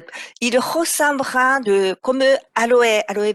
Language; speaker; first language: French; non-native, fluent; Japanese